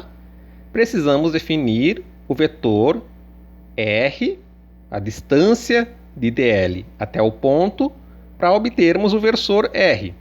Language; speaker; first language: Portuguese; native; Portuguese